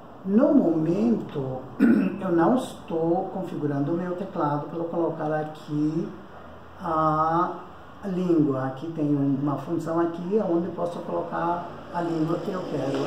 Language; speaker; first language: Portuguese; non-native, fluent; Persian